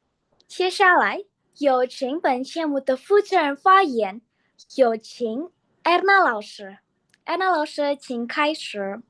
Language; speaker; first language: Chinese; non-native, learner; Indonesian